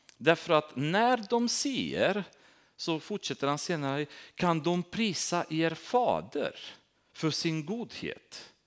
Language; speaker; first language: Swedish; non-native, fluent; Romanian